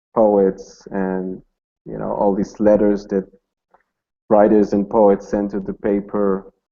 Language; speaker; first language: English; non-native, fluent; Hebrew